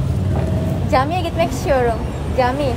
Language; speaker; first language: Turkish; non-native, learner; Indonesian